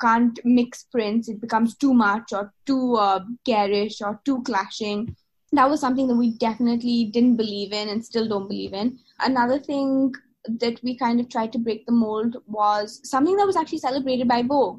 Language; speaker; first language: English; native; English